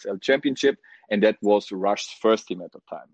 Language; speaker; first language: English; non-native, fluent; German